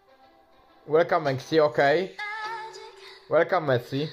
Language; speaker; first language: English; non-native, fluent; Polish